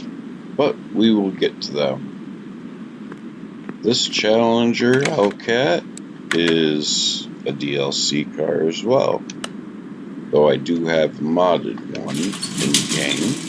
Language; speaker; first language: English; native; English